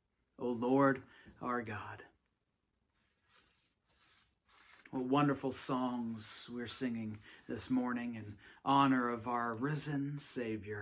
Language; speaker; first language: English; native; English